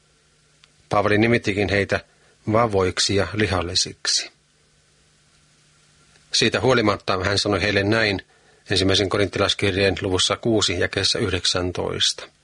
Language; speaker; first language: Finnish; native; Finnish